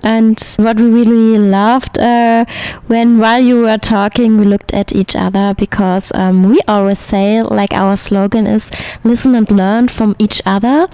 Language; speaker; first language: English; non-native, fluent; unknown